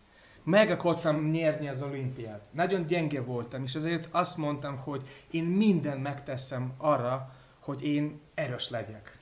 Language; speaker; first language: Hungarian; non-native, fluent; English